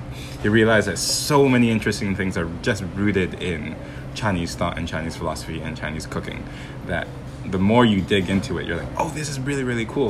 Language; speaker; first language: English; non-native, local second language; Cantonese